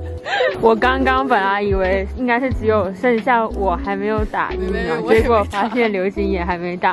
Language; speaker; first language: Chinese; native; Chinese